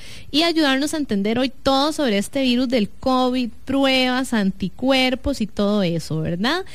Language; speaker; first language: Spanish; native; Spanish